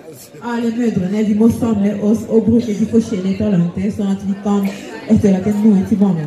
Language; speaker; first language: Norwegian; non-native, fluent; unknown